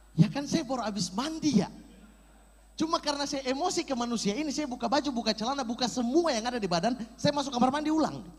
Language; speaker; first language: Indonesian; native; Indonesian